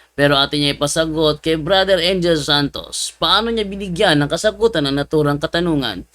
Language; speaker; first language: Filipino; native; Filipino